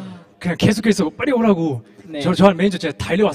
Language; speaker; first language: Korean; non-native, learner; Chinese